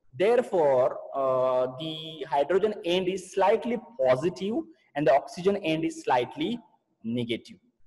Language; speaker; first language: English; non-native, local second language; Marathi